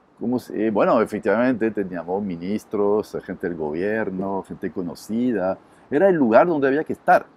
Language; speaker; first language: Spanish; non-native, fluent; French